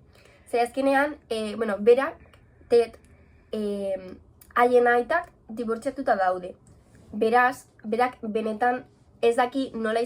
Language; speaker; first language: Basque; non-native, local second language; Spanish